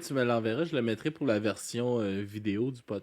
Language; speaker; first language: French; native; French